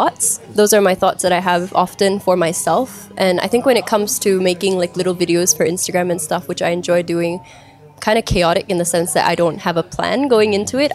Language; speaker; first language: English; native; English